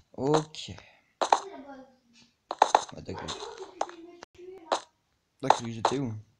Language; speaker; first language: French; native; French